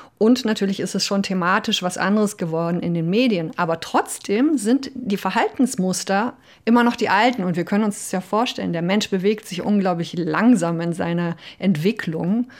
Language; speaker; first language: German; early bilingual, other home language; Polish